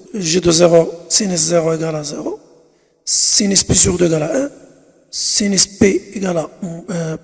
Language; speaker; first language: French; non-native, local second language; Arabic